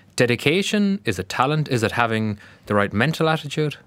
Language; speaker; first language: English; native; English